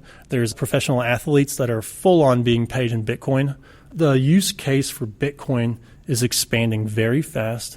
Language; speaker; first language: English; native; English